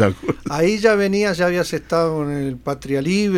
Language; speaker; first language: Spanish; native; Spanish